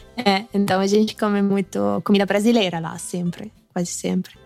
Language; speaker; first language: Portuguese; non-native, fluent; Italian